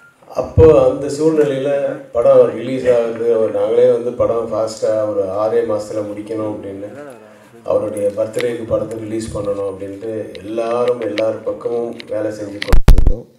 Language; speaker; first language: Tamil; native; Tamil